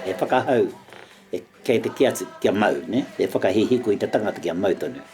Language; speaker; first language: Māori; native; Māori